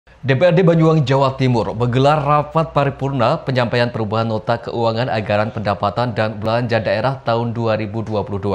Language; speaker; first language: Indonesian; native; Indonesian